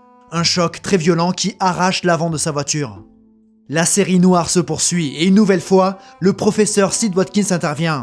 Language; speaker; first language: French; native; French